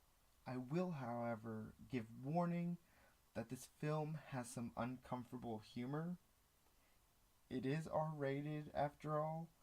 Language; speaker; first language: English; native; English